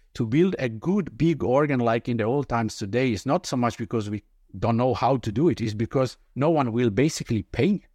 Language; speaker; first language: English; non-native, fluent; Italian